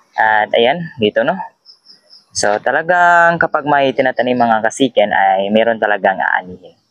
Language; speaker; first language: Filipino; non-native, local second language; Cebuano